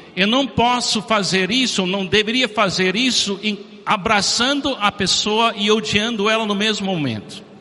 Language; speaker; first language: Portuguese; non-native, fluent; English